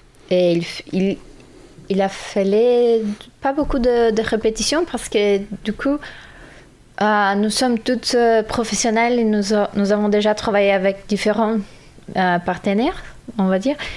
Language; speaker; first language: French; non-native, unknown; Portuguese